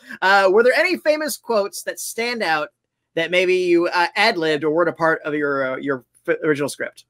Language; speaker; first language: English; native; English